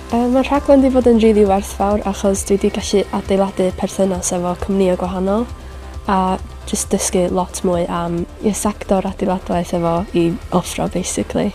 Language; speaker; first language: Welsh; native; Welsh